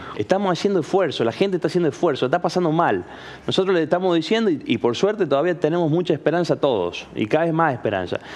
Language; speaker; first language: Spanish; native; Spanish